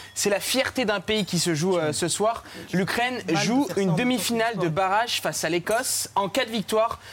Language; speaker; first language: French; non-native, fluent; English